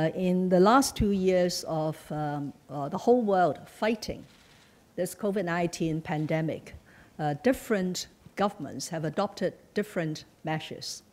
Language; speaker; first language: English; non-native, local second language; Chinese